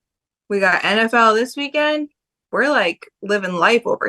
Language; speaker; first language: English; native; English